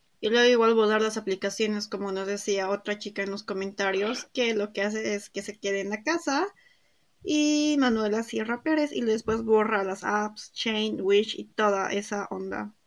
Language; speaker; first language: Spanish; native; Spanish